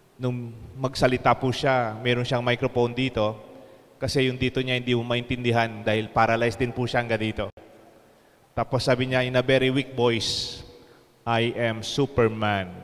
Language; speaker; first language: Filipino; non-native, local second language; Pampanga